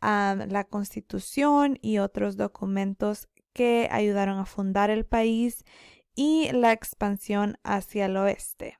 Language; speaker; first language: Spanish; early bilingual, other home language; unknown